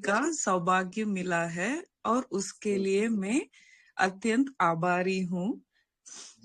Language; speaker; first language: Hindi; non-native, local second language; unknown